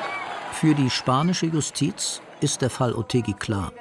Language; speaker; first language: German; native; German